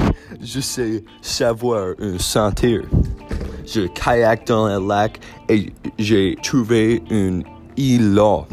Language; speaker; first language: French; non-native, learner; English